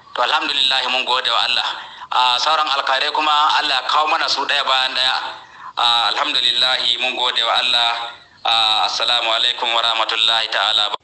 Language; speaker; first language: Hausa; non-native, local second language; Fula